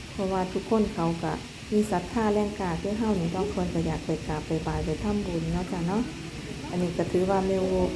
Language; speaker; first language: Thai; native; Thai